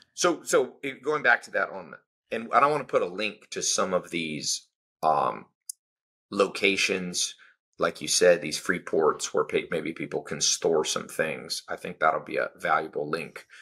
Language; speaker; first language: English; native; English